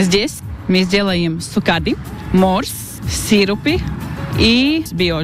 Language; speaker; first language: Russian; non-native, learner; Latvian